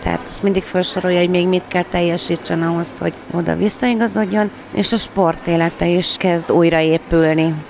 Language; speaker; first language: Hungarian; native; Hungarian